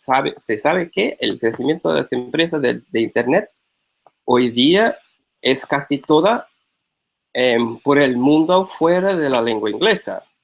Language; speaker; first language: Spanish; non-native, fluent; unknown